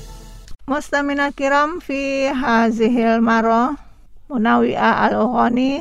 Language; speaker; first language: Arabic; non-native, fluent; Indonesian